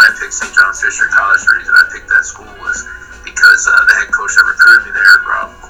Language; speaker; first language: English; native; English